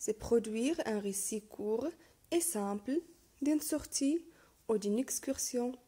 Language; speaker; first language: French; non-native, local second language; Arabic